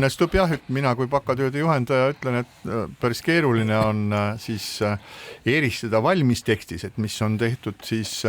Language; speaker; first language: Estonian; native; Estonian